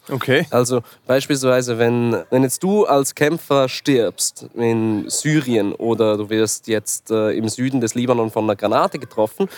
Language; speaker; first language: German; native; German